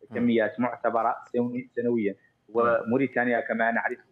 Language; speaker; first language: Arabic; native; Arabic